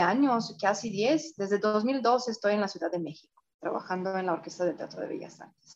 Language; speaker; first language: Spanish; non-native, fluent; Romanian